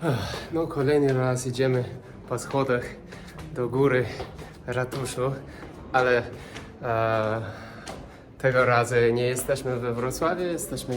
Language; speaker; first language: Polish; non-native, learner; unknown